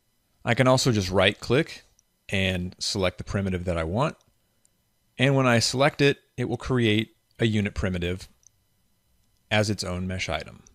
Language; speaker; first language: English; native; English